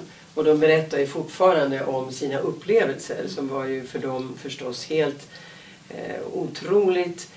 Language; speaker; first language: Swedish; native; Swedish